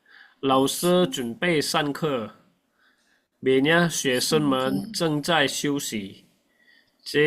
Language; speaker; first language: Chinese; non-native, fluent; Indonesian